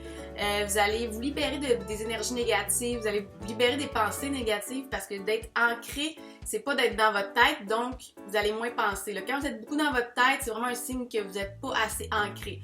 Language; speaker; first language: French; native; French